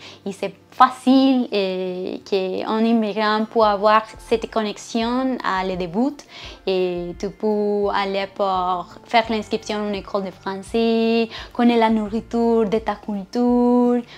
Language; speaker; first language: French; non-native, learner; Spanish